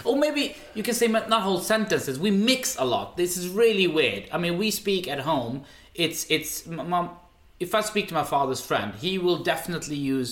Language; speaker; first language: English; non-native, fluent; Swedish